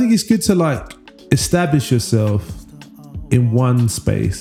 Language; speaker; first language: English; native; English